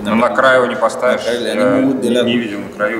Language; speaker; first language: Russian; native; Russian